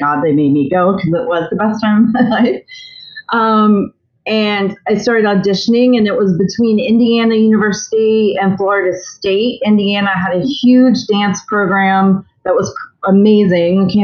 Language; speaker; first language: English; native; English